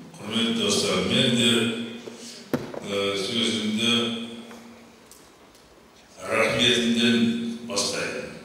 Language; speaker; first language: Kazakh; non-native, local second language; Russian